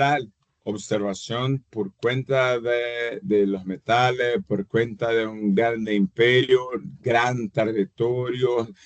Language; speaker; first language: Spanish; non-native, fluent; Portuguese